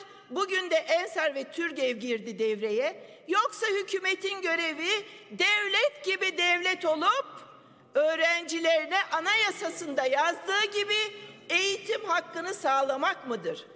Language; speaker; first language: Turkish; native; Turkish